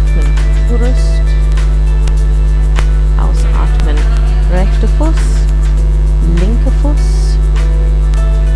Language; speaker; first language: German; non-native, learner; English